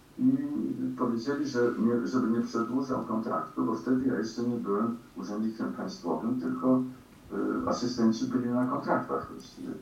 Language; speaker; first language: Polish; early bilingual, heritage; Polish